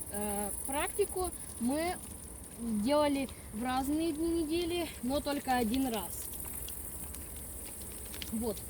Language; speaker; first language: Russian; early bilingual, other home language; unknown